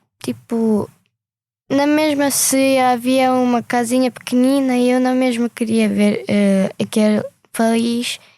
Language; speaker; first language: Portuguese; early bilingual, other home language; Ukrainian